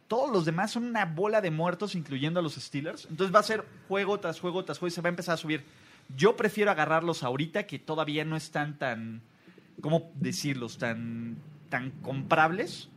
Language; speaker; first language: Spanish; native; Spanish